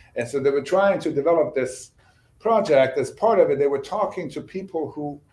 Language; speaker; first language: English; non-native, fluent; Bosnian